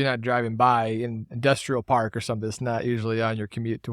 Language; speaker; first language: English; native; English